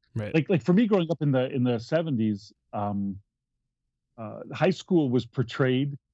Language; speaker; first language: English; native; English